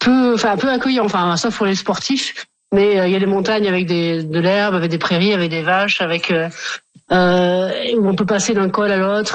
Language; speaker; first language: French; native; French